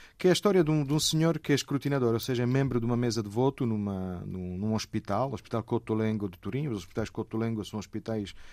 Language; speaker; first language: Portuguese; non-native, fluent; Italian